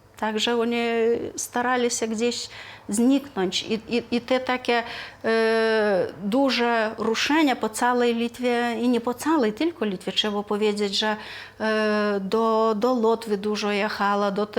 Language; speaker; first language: Polish; non-native, fluent; Lithuanian